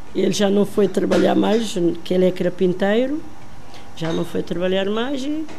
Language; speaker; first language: Portuguese; non-native, local second language; Kabuverdianu